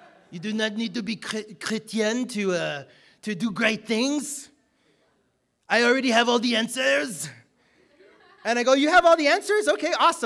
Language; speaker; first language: English; native; English